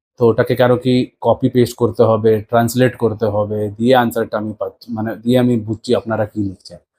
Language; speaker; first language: Bangla; early bilingual, heritage; Bangla